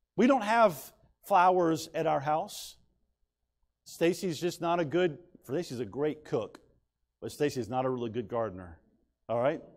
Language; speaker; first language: English; native; English